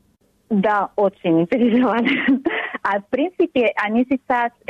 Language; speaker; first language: Russian; non-native, learner; Spanish